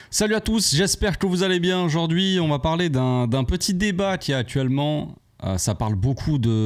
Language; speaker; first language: French; native; French